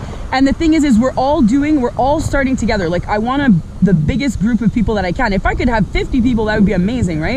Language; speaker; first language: English; non-native, fluent; French